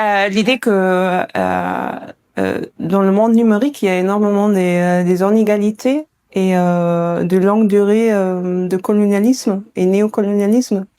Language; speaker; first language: French; non-native, learner; German